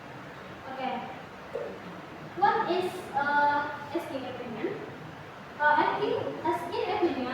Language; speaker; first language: English; non-native, fluent; Indonesian